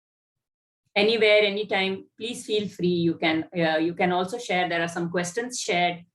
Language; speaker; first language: English; non-native, local second language; Kannada